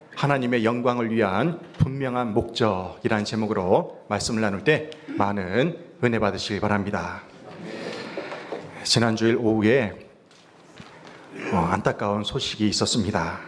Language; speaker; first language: Korean; native; Korean